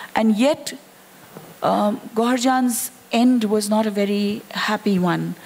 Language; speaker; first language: English; non-native, local second language; Hindi